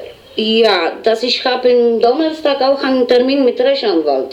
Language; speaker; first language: German; non-native, learner; Polish